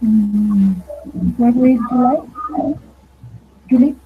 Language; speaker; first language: English; non-native, learner; Spanish